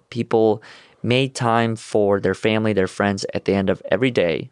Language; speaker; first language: English; non-native, fluent; Russian